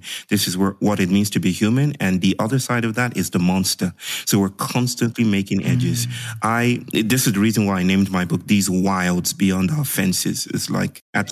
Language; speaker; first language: English; non-native, local second language; Yoruba